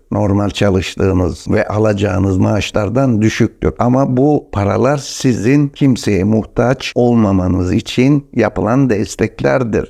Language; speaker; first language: Turkish; native; Turkish